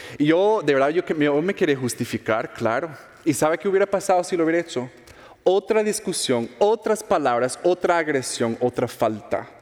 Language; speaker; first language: Spanish; non-native, fluent; English